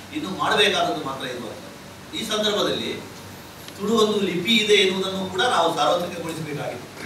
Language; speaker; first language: Kannada; non-native, local second language; Tulu